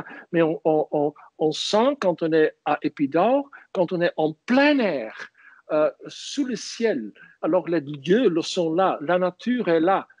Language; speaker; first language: French; non-native, fluent; Dutch